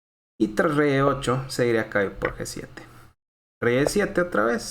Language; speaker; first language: Spanish; native; Spanish